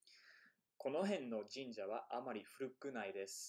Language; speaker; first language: Japanese; non-native, fluent; English